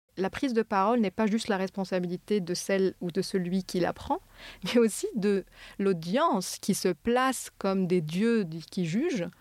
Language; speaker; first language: French; non-native, fluent; Arabic